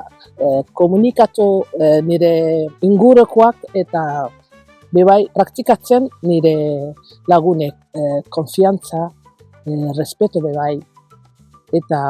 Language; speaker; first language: Basque; non-native, learner; Arabic